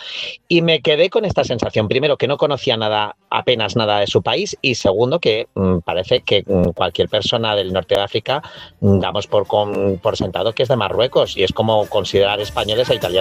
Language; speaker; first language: Spanish; native; Spanish